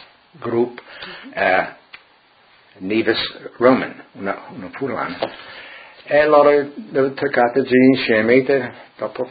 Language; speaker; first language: Italian; early bilingual, heritage; Friulian